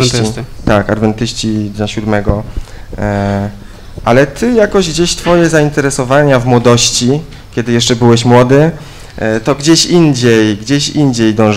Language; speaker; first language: Polish; native; Polish